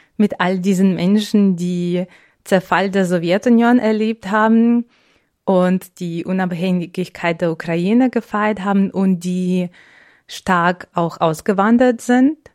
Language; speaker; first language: German; non-native, fluent; Ukrainian